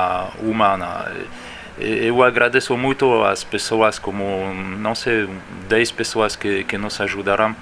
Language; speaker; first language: Portuguese; non-native, fluent; French